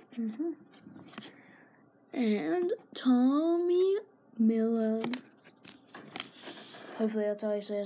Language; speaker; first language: English; native; English